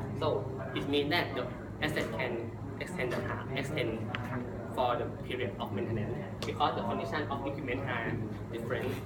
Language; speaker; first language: English; non-native, learner; Thai